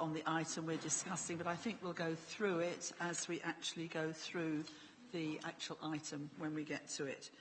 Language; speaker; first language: English; native; English